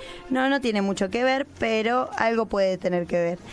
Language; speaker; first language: Spanish; native; Spanish